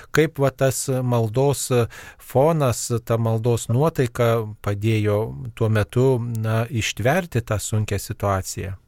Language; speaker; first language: Lithuanian; native; Lithuanian